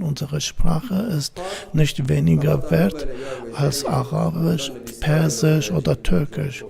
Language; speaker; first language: German; non-native, fluent; Kurdish